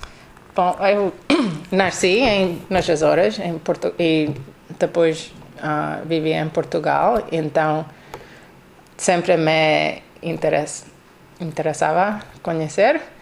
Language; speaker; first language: Portuguese; non-native, learner; English